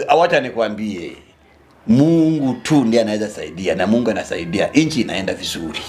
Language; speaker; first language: Swahili; non-native, local second language; Luo (Kenya and Tanzania)